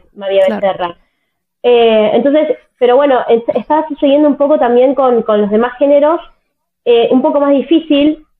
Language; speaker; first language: Spanish; native; Spanish